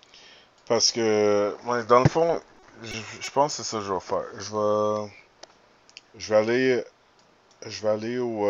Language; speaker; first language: French; native; French